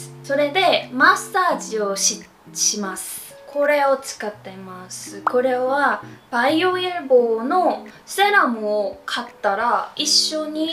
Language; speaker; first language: Japanese; non-native, fluent; Korean